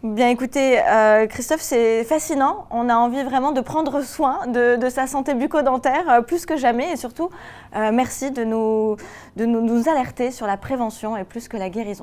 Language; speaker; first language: French; native; French